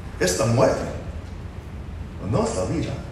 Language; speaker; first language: Spanish; non-native, fluent; English